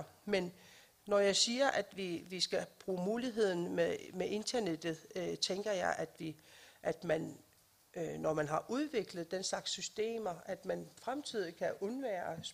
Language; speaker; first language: Danish; non-native, local second language; Kalaallisut